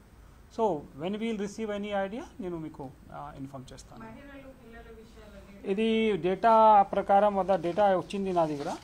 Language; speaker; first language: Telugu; non-native, local second language; Urdu